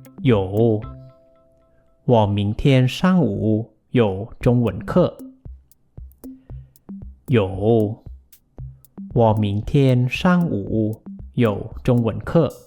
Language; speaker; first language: Chinese; non-native, fluent; Thai